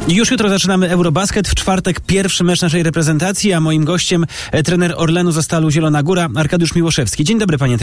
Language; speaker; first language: Polish; native; Polish